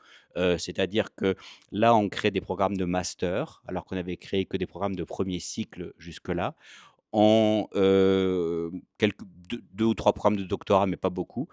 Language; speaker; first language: French; native; French